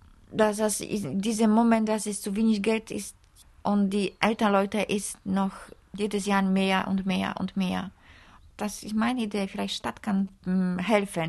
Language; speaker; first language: German; non-native, learner; Polish